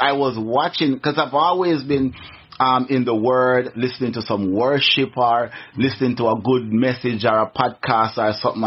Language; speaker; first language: English; non-native, local second language; Jamaican Creole English